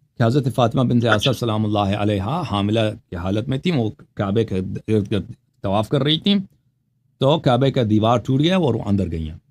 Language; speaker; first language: Urdu; non-native, fluent; Persian